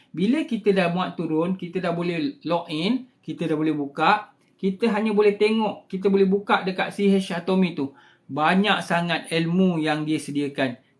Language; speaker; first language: Malay; native; Malay